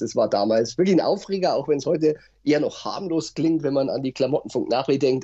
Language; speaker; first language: German; native; German